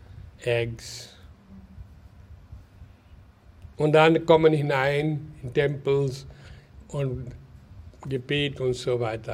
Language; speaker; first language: German; non-native, learner; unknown